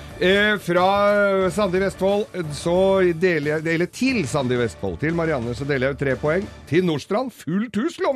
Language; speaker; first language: Norwegian; native; Norwegian